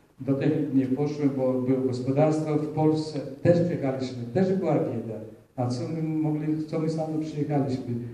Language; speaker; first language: Polish; early bilingual, heritage; Polish